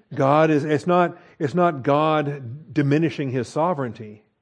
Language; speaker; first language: English; native; English